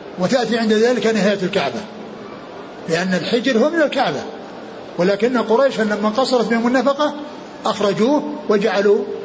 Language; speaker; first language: Arabic; native; Arabic